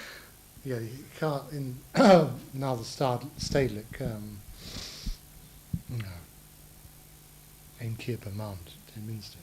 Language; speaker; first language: Dutch; non-native, learner; English